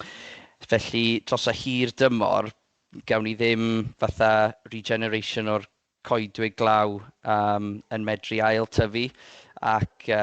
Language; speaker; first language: Welsh; native; Welsh